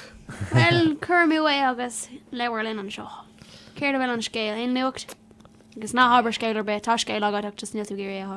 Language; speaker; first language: Irish; non-native, local second language; English